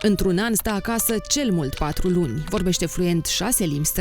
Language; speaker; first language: Romanian; native; Romanian